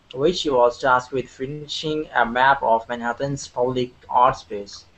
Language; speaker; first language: English; non-native, learner; Spanish